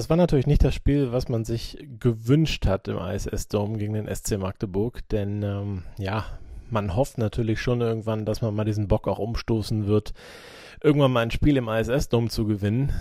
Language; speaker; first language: German; native; German